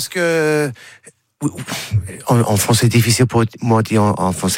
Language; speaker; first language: French; non-native, learner; English